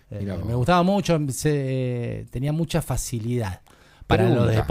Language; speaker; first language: Spanish; native; Spanish